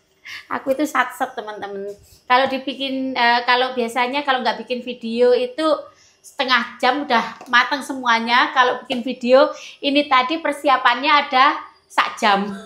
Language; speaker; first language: Indonesian; non-native, local second language; Javanese